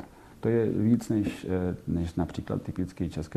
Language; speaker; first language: Czech; non-native, fluent; Catalan